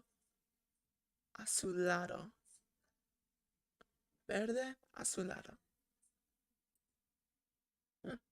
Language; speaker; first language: Spanish; non-native, learner; English